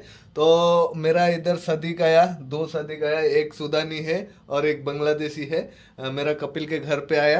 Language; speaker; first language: Hindi; non-native, local second language; Assamese